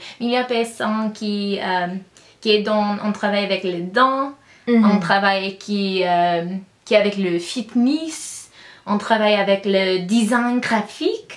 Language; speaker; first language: French; non-native, learner; English